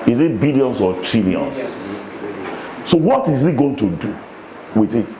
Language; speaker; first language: English; non-native, local second language; Yoruba